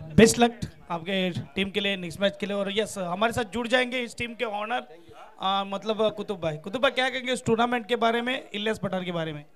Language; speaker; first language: Hindi; non-native, local second language; Marathi